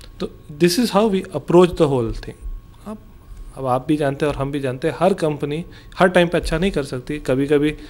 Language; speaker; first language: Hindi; non-native, local second language; Gujarati